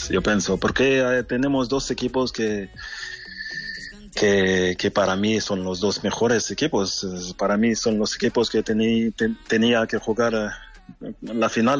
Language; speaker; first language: Spanish; non-native, fluent; French